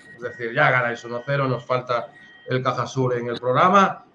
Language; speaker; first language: Spanish; native; Spanish